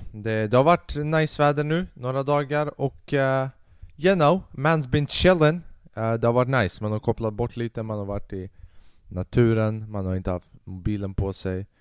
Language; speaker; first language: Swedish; early bilingual, other home language; Albanian